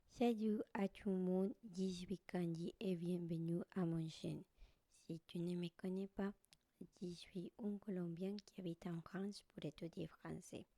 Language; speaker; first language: French; non-native, learner; Spanish